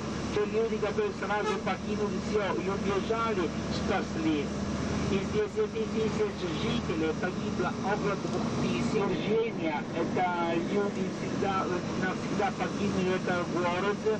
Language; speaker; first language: Russian; non-native, fluent; Italian